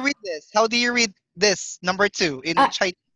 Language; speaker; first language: English; non-native, local second language; Filipino